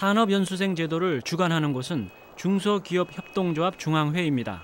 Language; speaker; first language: Korean; native; Korean